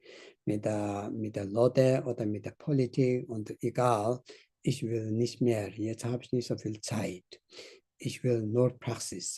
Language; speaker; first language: German; non-native, learner; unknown